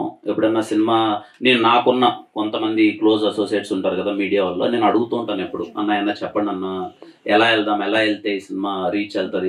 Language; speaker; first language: Telugu; native; Telugu